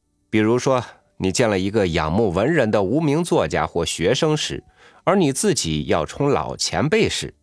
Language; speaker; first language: Chinese; native; Chinese